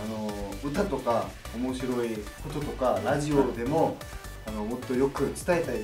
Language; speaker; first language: Japanese; non-native, learner; Korean